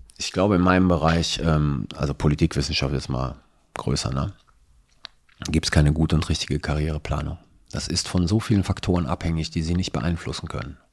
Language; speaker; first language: German; early bilingual, other home language; Italian